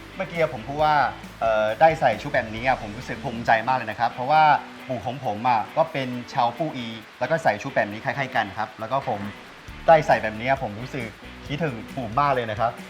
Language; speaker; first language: Thai; non-native, fluent; Chinese